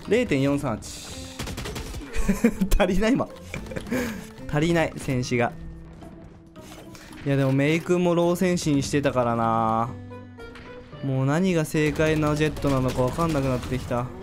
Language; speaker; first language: Japanese; native; Japanese